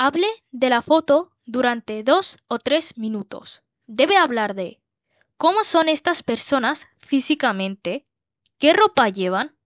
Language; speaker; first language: Spanish; non-native, fluent; Bangla